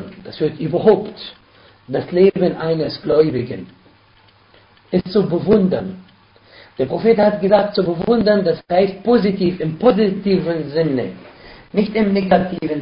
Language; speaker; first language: German; non-native, fluent; Arabic